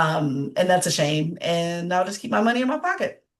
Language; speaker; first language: English; native; English